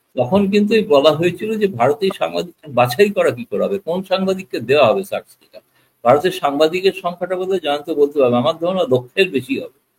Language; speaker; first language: Bangla; native; Bangla